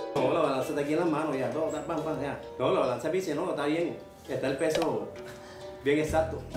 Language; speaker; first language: Spanish; native; Spanish